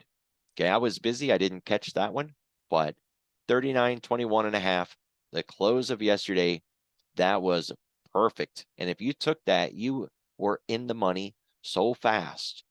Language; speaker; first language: English; native; English